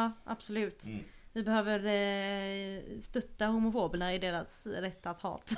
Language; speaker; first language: Swedish; native; Swedish